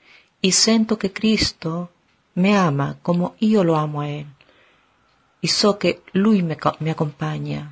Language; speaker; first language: Italian; non-native, learner; Spanish